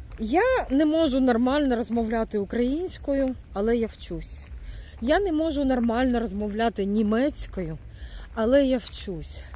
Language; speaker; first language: Ukrainian; non-native, local second language; Russian